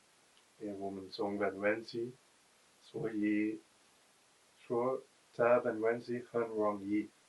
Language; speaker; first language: Chinese; non-native, learner; Dutch